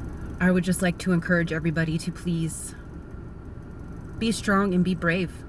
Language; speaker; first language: English; native; English